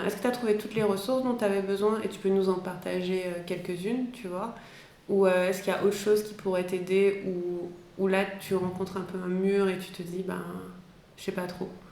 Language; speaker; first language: French; native; French